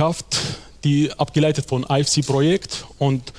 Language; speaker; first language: German; non-native, fluent; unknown